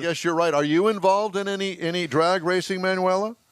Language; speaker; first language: English; native; English